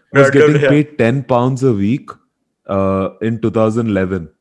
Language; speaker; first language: English; non-native, local second language; Hindi